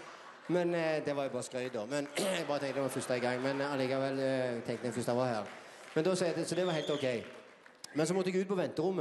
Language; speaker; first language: Norwegian; native; Norwegian